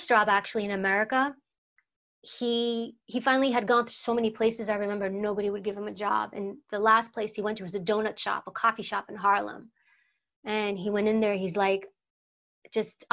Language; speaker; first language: English; early bilingual, other home language; Greek